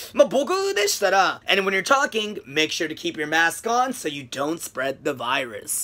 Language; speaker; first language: English; early bilingual, other home language; Japanese